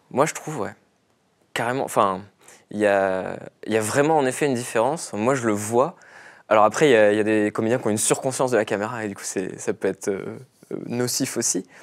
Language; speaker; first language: French; native; French